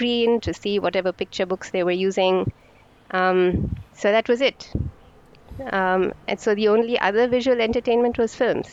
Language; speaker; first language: English; non-native, local second language; Marathi